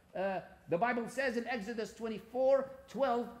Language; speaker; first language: English; non-native, fluent; Arabic